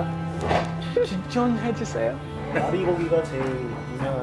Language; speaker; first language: Korean; non-native, learner; English